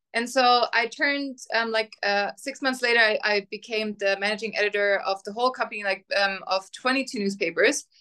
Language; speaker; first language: English; non-native, fluent; German